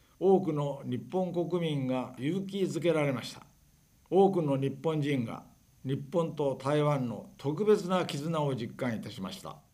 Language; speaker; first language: Japanese; native; Japanese